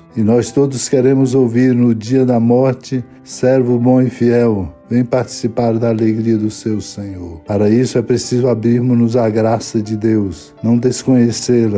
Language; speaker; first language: Portuguese; native; Portuguese